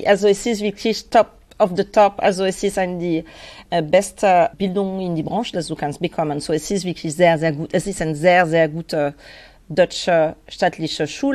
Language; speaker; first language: German; non-native, fluent; French